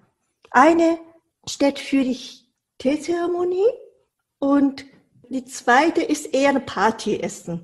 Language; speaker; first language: German; non-native, fluent; Japanese